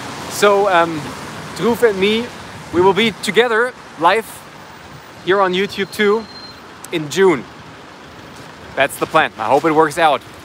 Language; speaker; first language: English; non-native, fluent; German